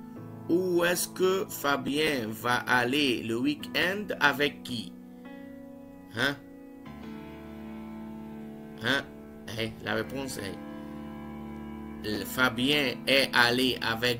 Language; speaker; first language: French; non-native, fluent; Arabic